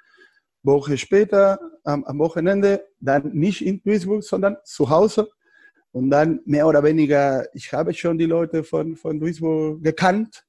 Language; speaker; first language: German; non-native, fluent; Spanish